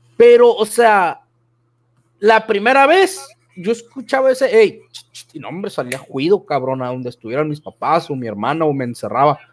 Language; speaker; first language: Spanish; native; Spanish